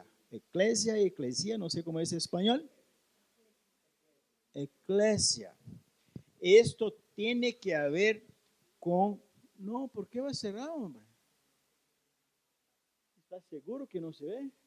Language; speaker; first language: Spanish; non-native, learner; Portuguese